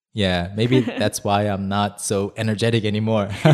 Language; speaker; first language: English; non-native, fluent; Korean